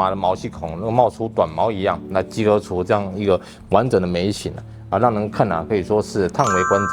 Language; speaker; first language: Chinese; native; Chinese